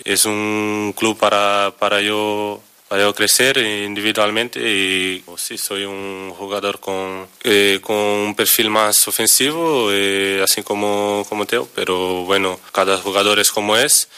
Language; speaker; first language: Spanish; non-native, learner; Portuguese